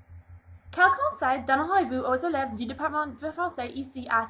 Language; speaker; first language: French; non-native, learner; English